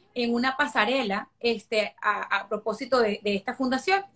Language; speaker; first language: Spanish; native; Spanish